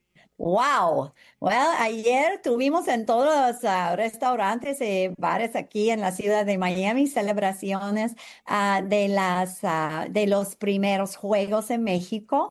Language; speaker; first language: Spanish; non-native, fluent; English